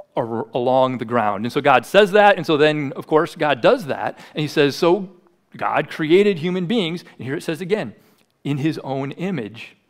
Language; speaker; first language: English; native; English